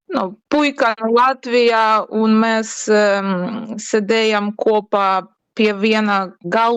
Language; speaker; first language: Latvian; non-native, learner; Ukrainian